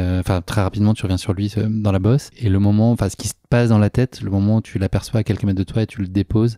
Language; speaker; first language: French; native; French